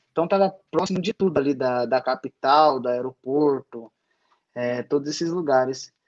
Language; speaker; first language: Portuguese; native; Portuguese